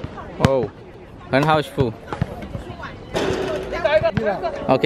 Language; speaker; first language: Chinese; non-native, learner; Indonesian